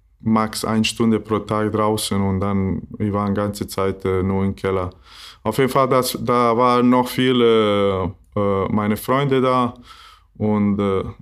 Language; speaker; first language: German; non-native, learner; Bosnian